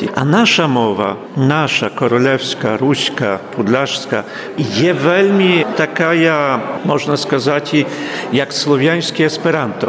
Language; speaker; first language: Polish; non-native, local second language; Ukrainian